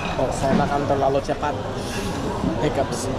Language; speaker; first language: Indonesian; non-native, learner; English